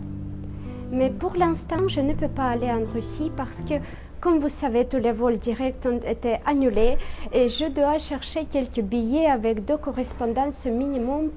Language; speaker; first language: French; non-native, fluent; Russian